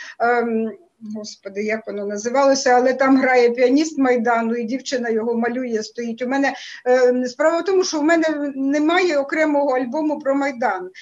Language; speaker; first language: Ukrainian; native; Ukrainian